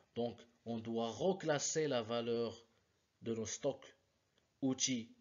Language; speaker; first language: French; non-native, local second language; Arabic